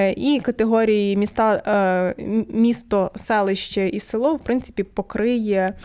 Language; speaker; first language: Ukrainian; native; Ukrainian